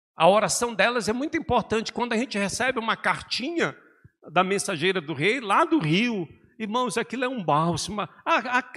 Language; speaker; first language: Portuguese; native; Portuguese